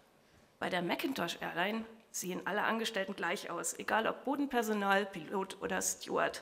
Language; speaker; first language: German; native; German